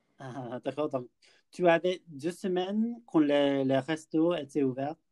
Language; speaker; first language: French; non-native, learner; English